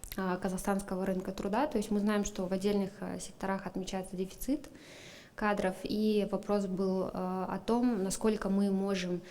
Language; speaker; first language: Russian; non-native, local second language; Kazakh